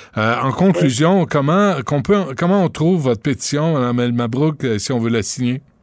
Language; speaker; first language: French; native; French